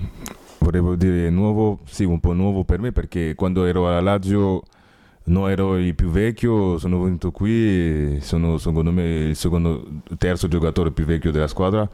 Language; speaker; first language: Italian; non-native, learner; French